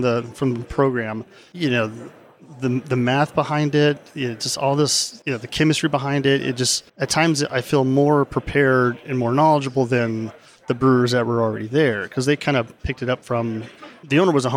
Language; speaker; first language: English; native; English